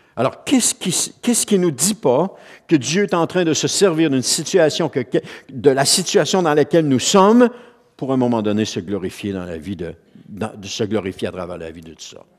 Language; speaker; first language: French; native; French